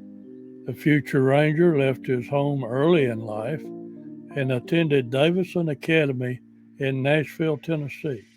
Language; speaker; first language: English; native; English